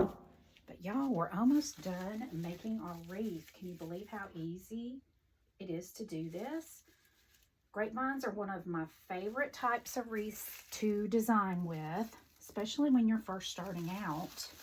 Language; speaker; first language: English; native; English